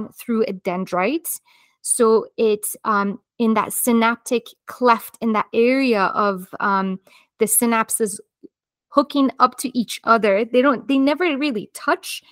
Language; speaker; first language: English; non-native, fluent; Persian